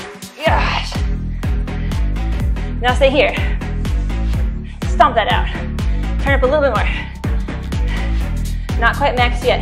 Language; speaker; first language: English; native; English